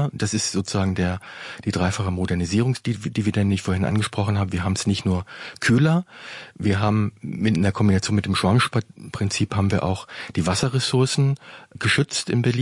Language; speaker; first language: German; native; German